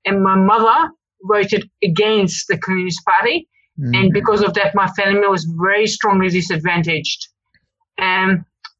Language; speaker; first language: English; early bilingual, other home language; Hungarian